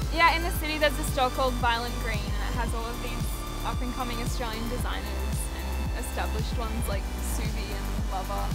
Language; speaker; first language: English; native; English